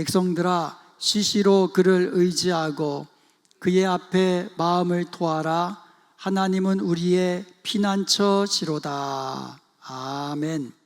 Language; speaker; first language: Korean; native; Korean